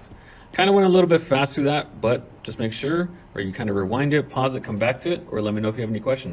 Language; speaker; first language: English; native; English